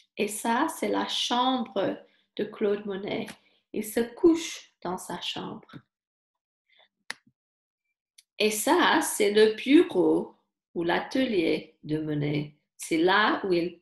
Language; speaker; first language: French; non-native, fluent; English